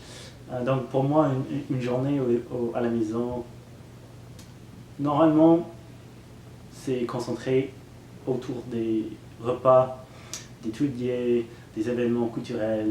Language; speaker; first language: French; non-native, fluent; English